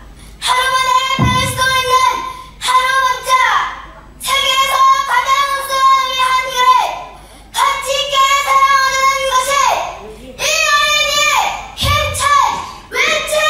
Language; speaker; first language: Korean; native; Korean